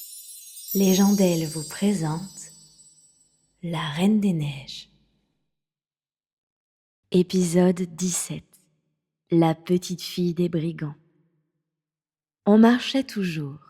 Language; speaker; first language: French; native; French